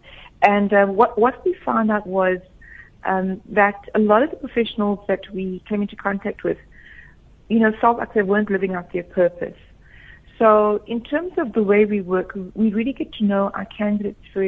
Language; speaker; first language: English; native; English